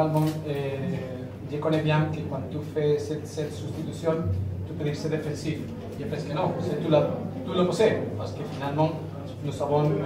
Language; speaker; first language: French; non-native, learner; Spanish